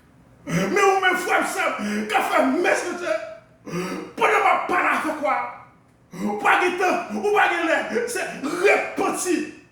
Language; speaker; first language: French; non-native, local second language; Haitian Creole